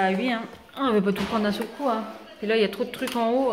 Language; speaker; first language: French; native; French